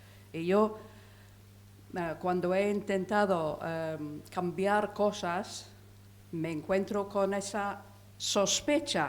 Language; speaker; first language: Spanish; non-native, fluent; English